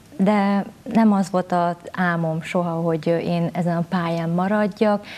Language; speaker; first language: Hungarian; early bilingual, other home language; Vietnamese